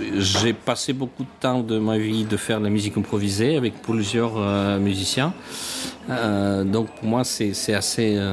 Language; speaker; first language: French; non-native, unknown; Russian